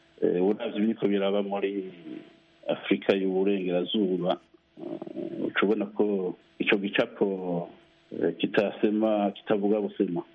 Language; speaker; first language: Rundi; native; Rundi